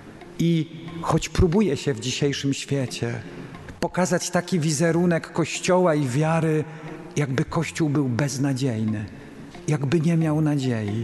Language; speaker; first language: Polish; native; Polish